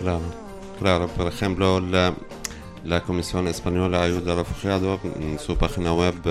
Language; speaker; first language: Spanish; non-native, learner; Arabic